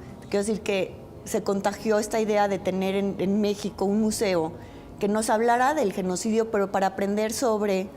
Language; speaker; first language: Spanish; native; Spanish